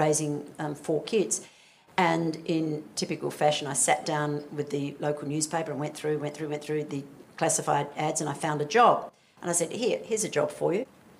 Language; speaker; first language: English; native; English